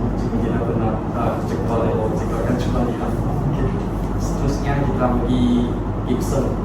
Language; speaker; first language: Malay; non-native, local second language; Chinese